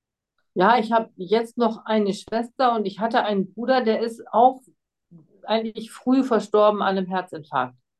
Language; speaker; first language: German; native; German